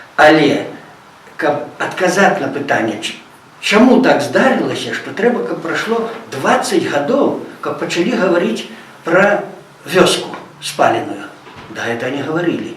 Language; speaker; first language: Belarusian; non-native, local second language; Russian